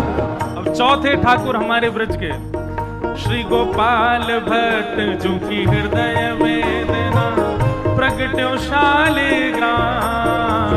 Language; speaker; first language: Hindi; native; Hindi